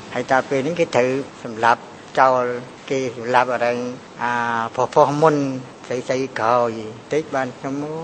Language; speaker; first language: Khmer; native; Khmer